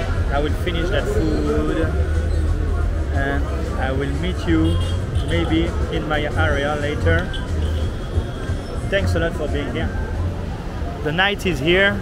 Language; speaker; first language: English; non-native, fluent; French